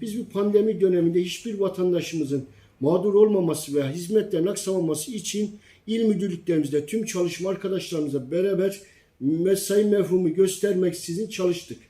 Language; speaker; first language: Turkish; native; Turkish